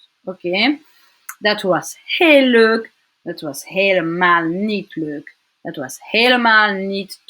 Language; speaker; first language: Dutch; non-native, local second language; French